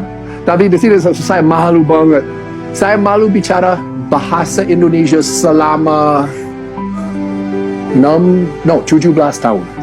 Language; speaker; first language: Indonesian; early bilingual, heritage; Indonesian